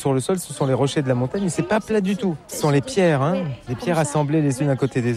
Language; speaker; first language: French; native; French